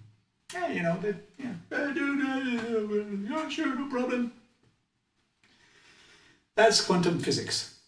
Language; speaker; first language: English; non-native, fluent; French